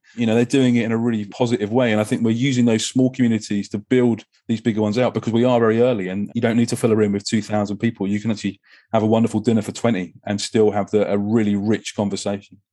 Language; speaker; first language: English; native; English